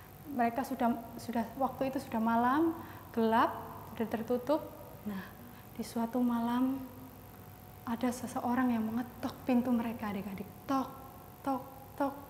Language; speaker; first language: Indonesian; native; Indonesian